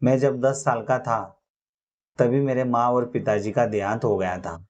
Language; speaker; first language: Hindi; non-native, local second language; Marathi